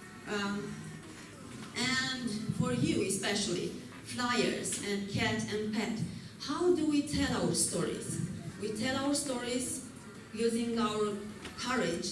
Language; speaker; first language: English; non-native, fluent; Romanian